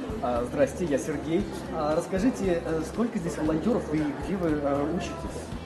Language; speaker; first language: Russian; native; Russian